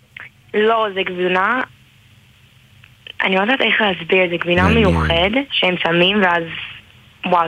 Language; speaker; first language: Hebrew; non-native, learner; English